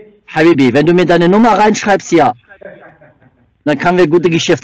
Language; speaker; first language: German; native; German